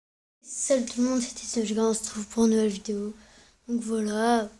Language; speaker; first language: French; native; French